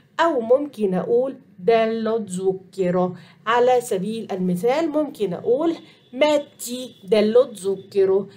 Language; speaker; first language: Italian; non-native, fluent; Arabic